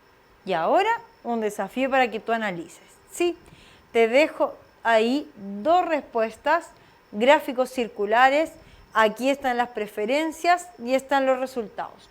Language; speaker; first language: Spanish; native; Spanish